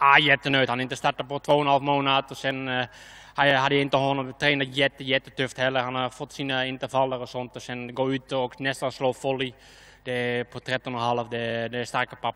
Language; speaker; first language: Swedish; non-native, fluent; Dutch